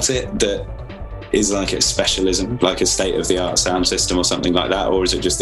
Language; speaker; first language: English; native; English